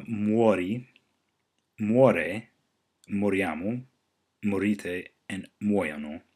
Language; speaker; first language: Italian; non-native, fluent; English